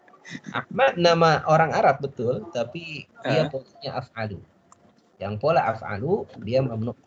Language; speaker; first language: Indonesian; native; Indonesian